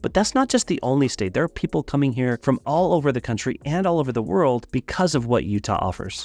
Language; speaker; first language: English; native; English